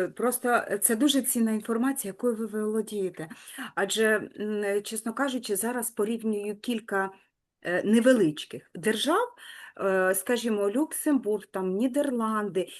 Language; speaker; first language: Ukrainian; native; Ukrainian